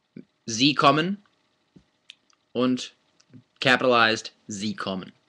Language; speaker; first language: German; non-native, fluent; English